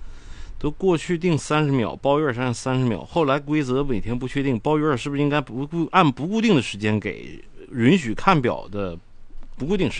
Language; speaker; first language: Chinese; native; Chinese